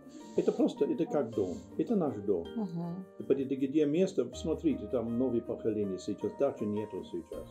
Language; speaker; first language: Russian; non-native, learner; English